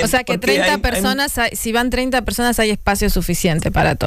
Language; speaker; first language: Spanish; native; Spanish